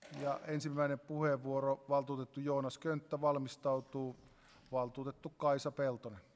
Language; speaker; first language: Finnish; native; Finnish